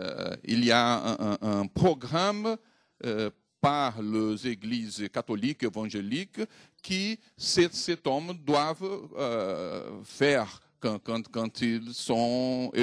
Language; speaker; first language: French; non-native, fluent; Portuguese